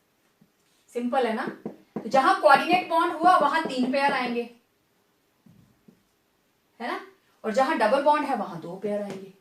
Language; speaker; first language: Hindi; native; Hindi